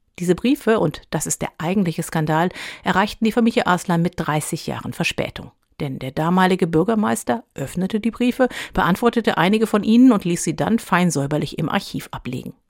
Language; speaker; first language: German; native; German